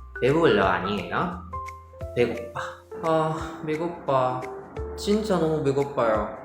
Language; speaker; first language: Korean; non-native, learner; Indonesian